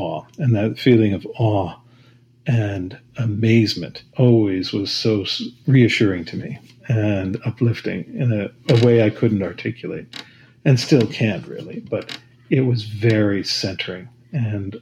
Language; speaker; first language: English; native; English